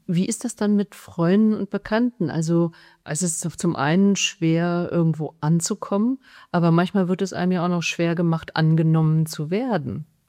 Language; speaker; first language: German; native; German